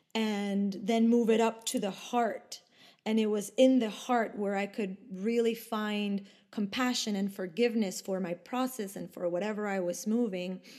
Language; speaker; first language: English; non-native, fluent; Spanish